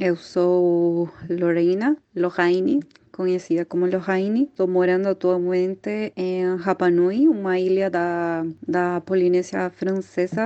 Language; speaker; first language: Portuguese; non-native, fluent; Spanish